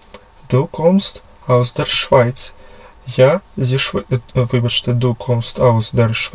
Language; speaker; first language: German; non-native, fluent; Ukrainian